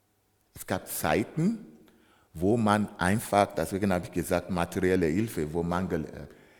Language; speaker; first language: German; non-native, fluent; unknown